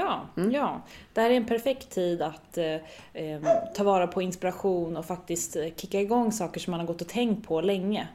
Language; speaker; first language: Swedish; native; Swedish